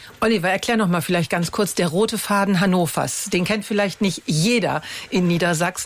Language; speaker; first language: German; native; German